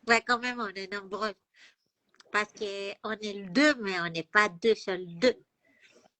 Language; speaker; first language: French; non-native, fluent; Spanish